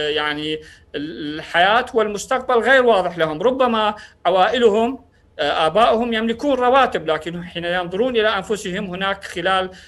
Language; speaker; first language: Arabic; non-native, local second language; Central Kurdish